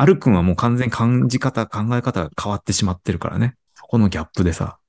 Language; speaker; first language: Japanese; native; Japanese